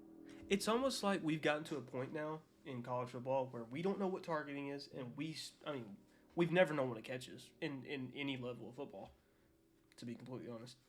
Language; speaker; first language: English; native; English